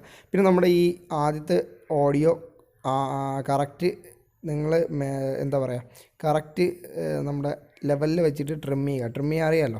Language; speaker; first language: Malayalam; native; Malayalam